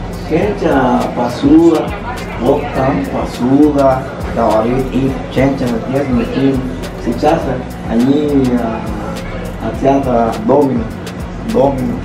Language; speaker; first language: Russian; non-native, learner; Spanish